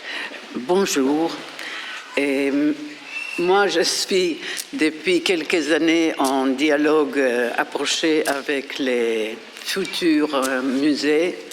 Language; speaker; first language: French; non-native, fluent; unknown